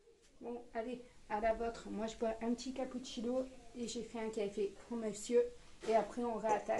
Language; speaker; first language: French; native; French